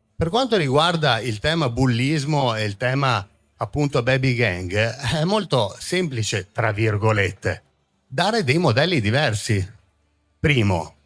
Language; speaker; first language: Italian; early bilingual, other home language; Croatian